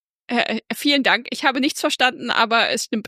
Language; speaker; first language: German; native; German